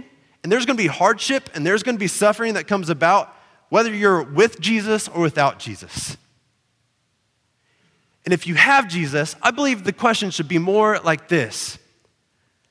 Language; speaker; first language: English; native; English